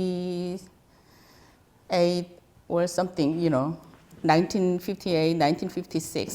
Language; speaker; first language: English; non-native, fluent; Korean